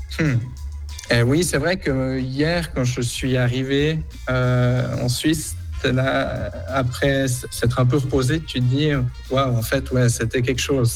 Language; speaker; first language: French; native; French